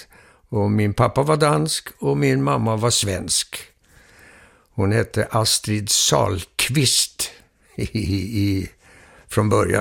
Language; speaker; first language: Swedish; early bilingual, heritage; Swedish